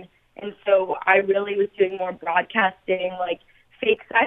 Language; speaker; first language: English; native; English